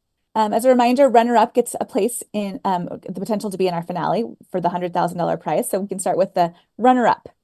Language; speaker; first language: English; native; English